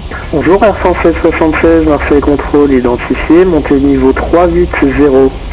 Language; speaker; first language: French; native; French